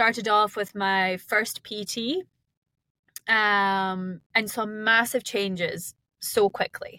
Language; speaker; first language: English; native; English